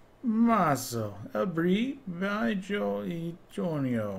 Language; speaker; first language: Spanish; non-native, learner; English